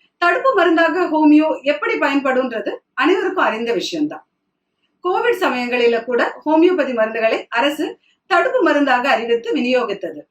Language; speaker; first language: Tamil; non-native, local second language; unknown